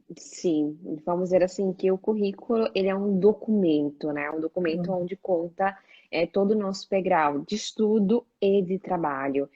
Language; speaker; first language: Portuguese; native; Portuguese